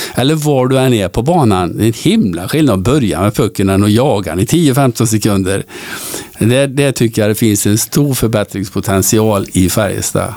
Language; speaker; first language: Swedish; native; Swedish